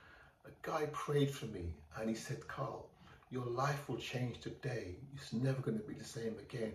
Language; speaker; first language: English; native; English